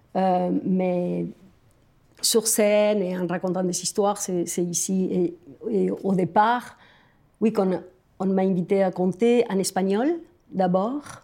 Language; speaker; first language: French; non-native, fluent; Spanish